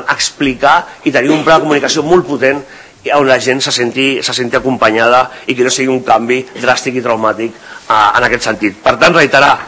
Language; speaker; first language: Catalan; native; Catalan